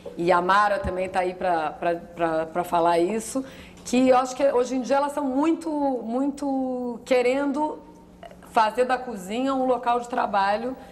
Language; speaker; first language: Portuguese; native; Portuguese